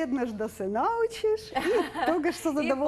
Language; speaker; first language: Macedonian; non-native, learner; Ukrainian